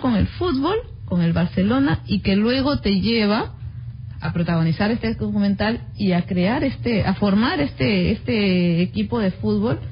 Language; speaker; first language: Spanish; native; Spanish